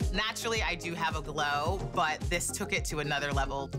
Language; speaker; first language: English; native; English